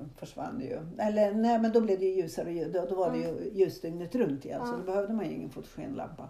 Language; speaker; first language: Swedish; non-native, fluent; Norwegian